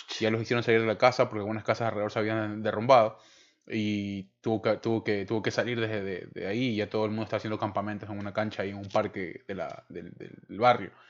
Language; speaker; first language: Spanish; native; Spanish